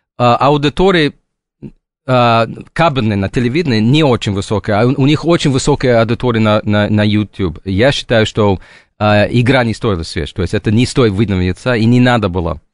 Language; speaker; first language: Russian; non-native, fluent; English